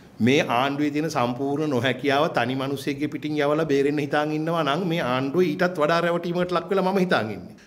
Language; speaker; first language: Sinhala; native; Sinhala